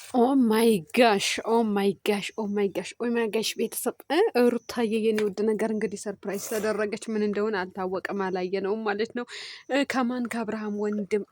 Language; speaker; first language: Amharic; non-native, local second language; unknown